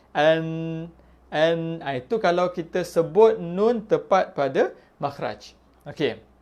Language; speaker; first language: Malay; native; Malay